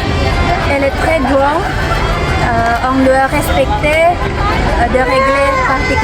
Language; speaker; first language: French; non-native, learner; Indonesian